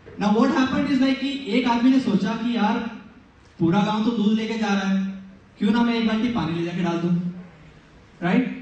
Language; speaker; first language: Hindi; native; Hindi